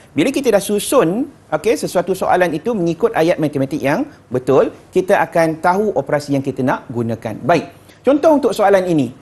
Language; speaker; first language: Malay; native; Malay